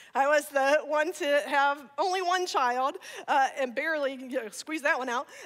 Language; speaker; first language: English; native; English